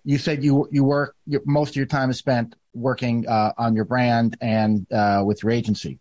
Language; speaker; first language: English; native; English